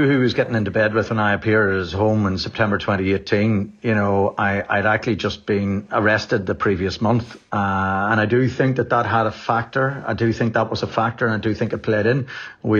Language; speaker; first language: English; native; English